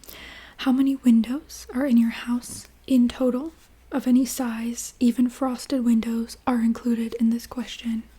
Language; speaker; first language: English; native; English